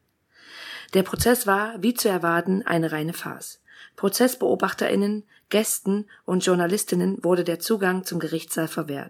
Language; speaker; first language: German; native; German